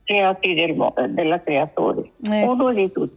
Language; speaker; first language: Italian; non-native, learner; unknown